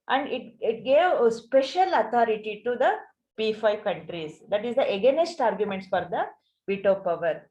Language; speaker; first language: English; non-native, local second language; Kannada